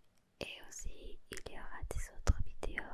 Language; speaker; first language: French; non-native, learner; Spanish